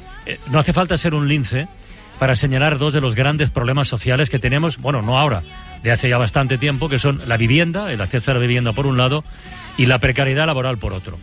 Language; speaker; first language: Spanish; native; Spanish